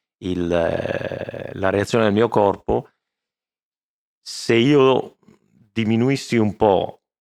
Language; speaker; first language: Italian; native; Italian